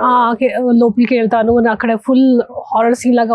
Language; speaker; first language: Telugu; non-native, local second language; Hindi